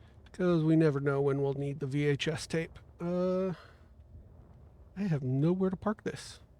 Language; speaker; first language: English; native; English